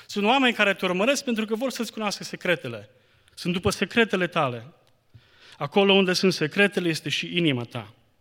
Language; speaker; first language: Romanian; native; Romanian